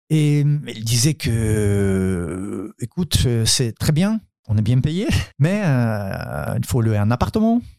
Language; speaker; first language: French; non-native, fluent; Ukrainian